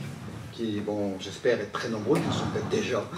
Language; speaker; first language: French; native; French